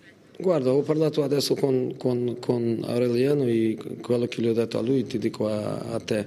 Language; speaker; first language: Italian; non-native, fluent; Portuguese